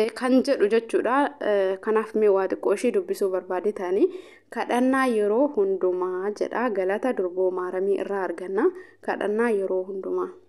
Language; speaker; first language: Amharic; non-native, local second language; Oromo